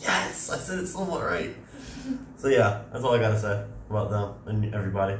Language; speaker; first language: English; native; English